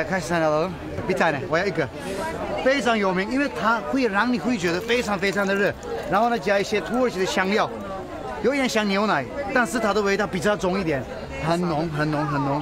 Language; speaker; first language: Chinese; non-native, fluent; Turkish